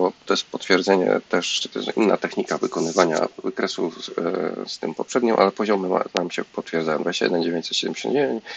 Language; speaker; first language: Polish; native; Polish